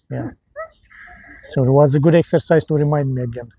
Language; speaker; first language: English; non-native, fluent; Romanian